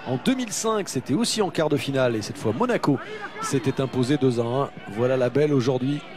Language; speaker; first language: French; native; French